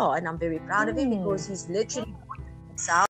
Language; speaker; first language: English; non-native, local second language; Afrikaans